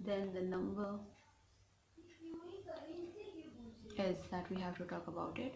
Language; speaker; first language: English; non-native, local second language; Hindi